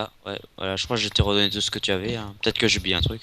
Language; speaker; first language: French; native; French